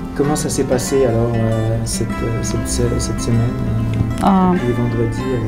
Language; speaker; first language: French; native; French